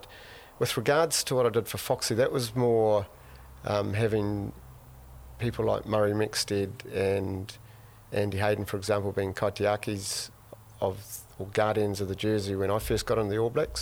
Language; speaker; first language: English; native; English